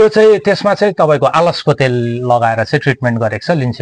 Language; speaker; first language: Nepali; native; Nepali